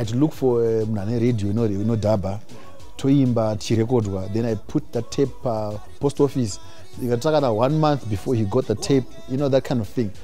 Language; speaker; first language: English; non-native, local second language; Shona